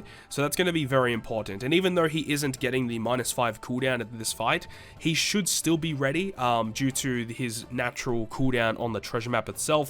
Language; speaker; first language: English; native; English